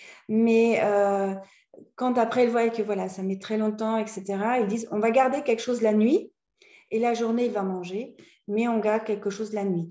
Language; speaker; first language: French; native; French